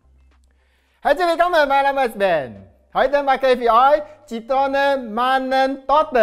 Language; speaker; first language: German; non-native, learner; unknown